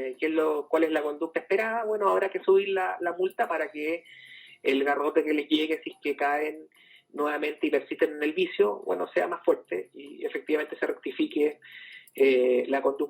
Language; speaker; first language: Spanish; native; Spanish